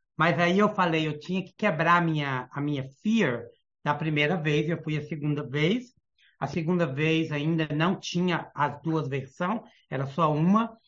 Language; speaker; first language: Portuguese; early bilingual, heritage; Portuguese